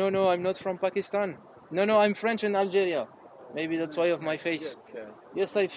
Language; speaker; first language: English; non-native, learner; French